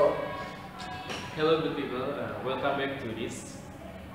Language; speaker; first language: English; non-native, learner; Indonesian